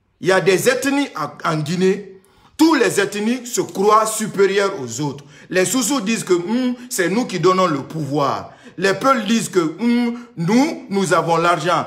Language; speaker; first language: French; non-native, local second language; Susu